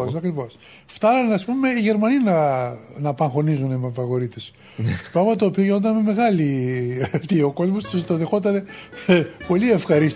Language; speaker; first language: Greek; native; Greek